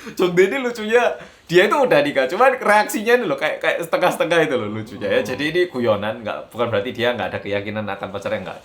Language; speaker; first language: Indonesian; early bilingual, other home language; Korean